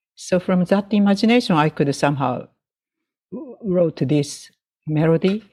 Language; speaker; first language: English; non-native, fluent; Japanese